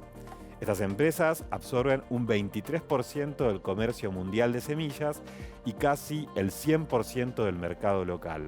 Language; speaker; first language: Spanish; native; Spanish